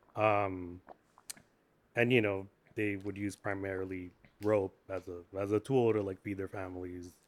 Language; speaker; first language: English; native; English